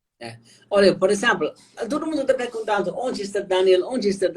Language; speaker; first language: Portuguese; non-native, fluent; German